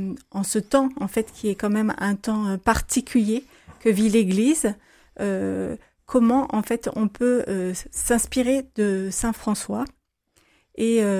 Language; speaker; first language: French; native; French